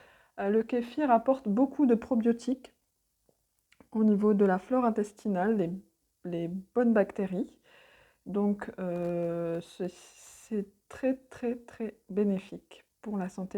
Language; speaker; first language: French; native; French